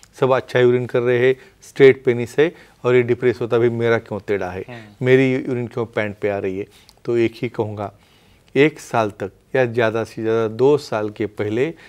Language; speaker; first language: Hindi; non-native, local second language; Marathi